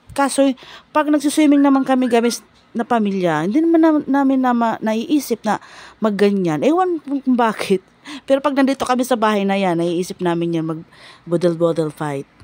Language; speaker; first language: Filipino; non-native, local second language; Bikol